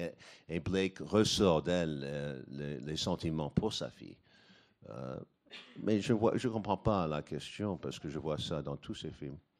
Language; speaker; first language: French; non-native, fluent; English